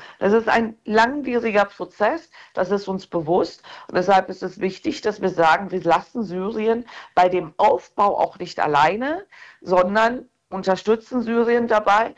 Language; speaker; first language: German; early bilingual, other home language; Turkish